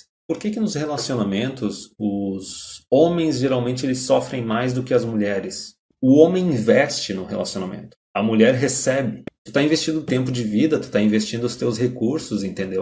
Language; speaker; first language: Portuguese; native; Portuguese